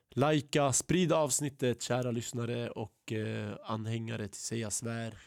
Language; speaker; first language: Swedish; early bilingual, other home language; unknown